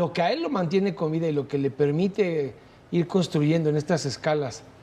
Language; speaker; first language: Spanish; native; Spanish